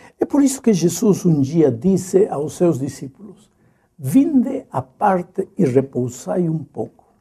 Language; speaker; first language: Portuguese; non-native, fluent; Spanish